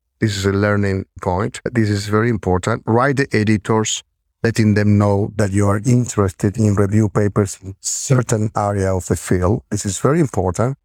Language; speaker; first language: English; non-native, fluent; Spanish